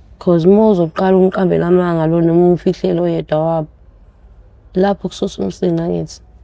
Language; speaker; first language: Zulu; early bilingual, other home language; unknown